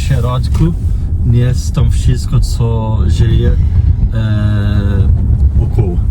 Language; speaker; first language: Polish; non-native, learner; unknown